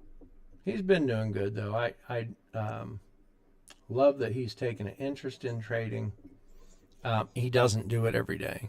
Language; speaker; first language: English; native; English